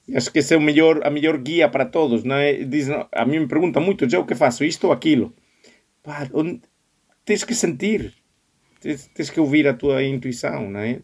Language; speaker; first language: Portuguese; non-native, fluent; Spanish